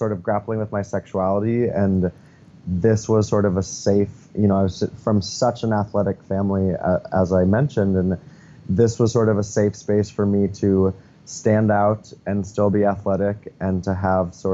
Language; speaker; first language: English; native; English